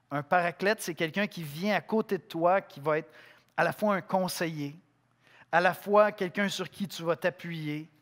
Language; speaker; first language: French; native; French